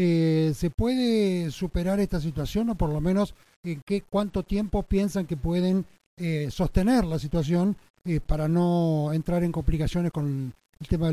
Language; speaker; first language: Spanish; native; Spanish